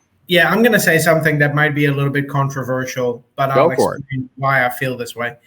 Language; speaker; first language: English; native; English